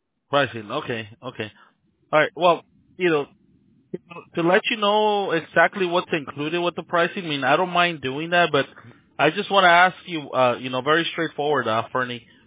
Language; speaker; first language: English; early bilingual, other home language; Spanish